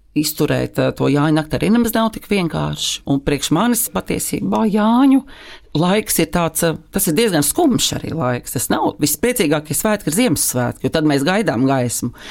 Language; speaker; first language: Latvian; native; Latvian